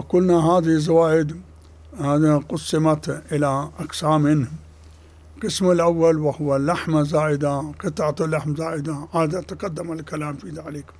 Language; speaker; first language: Arabic; non-native, fluent; Urdu